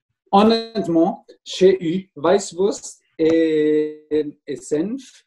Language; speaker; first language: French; non-native, learner; German